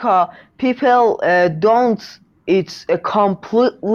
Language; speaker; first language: English; non-native, learner; Persian